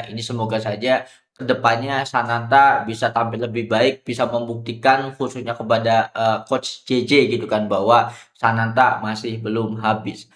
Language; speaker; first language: Indonesian; native; Indonesian